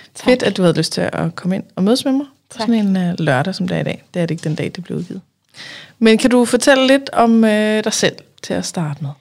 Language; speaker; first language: Danish; native; Danish